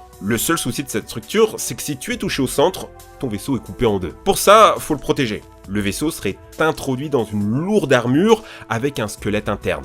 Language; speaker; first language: French; native; French